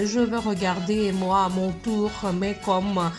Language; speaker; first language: French; non-native, fluent; Russian